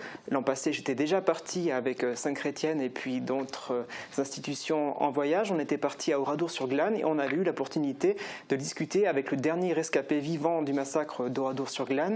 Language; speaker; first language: French; native; French